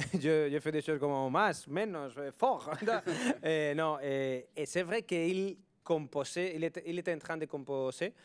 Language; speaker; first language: French; non-native, fluent; Spanish